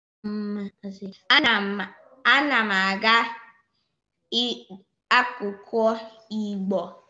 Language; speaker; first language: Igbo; early bilingual, heritage; English